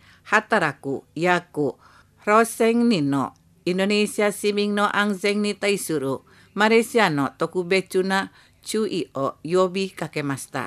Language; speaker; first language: Japanese; non-native, fluent; Indonesian